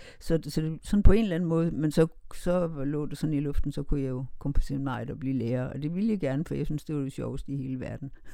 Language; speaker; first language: Danish; native; Danish